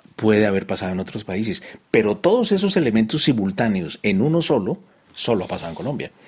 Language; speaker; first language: Spanish; native; Spanish